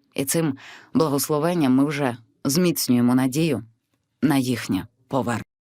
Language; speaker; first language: Ukrainian; native; Ukrainian